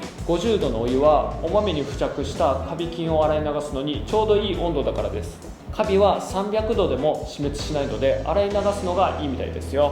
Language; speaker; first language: Japanese; native; Japanese